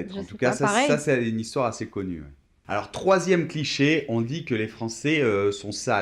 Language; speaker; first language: French; native; French